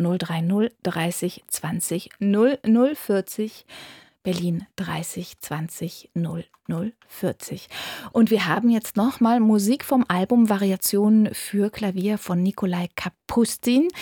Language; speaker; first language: German; native; German